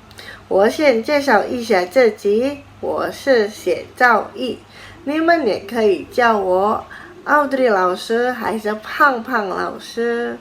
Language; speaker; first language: Chinese; non-native, fluent; Indonesian